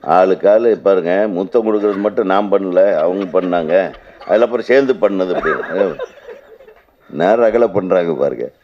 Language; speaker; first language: Tamil; native; Tamil